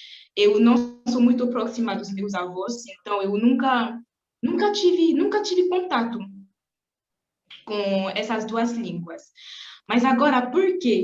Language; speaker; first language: Portuguese; non-native, fluent; French